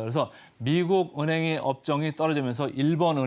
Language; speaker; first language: Korean; native; Korean